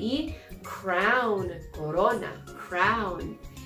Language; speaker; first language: English; non-native, fluent; Spanish